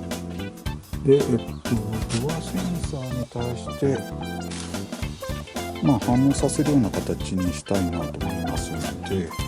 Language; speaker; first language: Japanese; native; Japanese